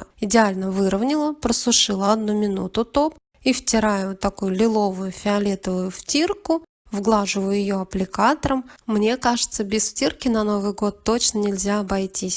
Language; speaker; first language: Russian; native; Russian